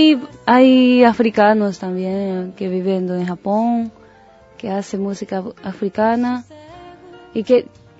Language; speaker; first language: Spanish; non-native, learner; Japanese